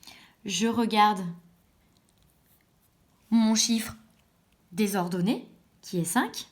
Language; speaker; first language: French; native; French